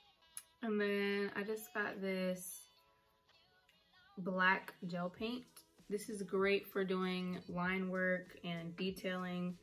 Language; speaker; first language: English; native; English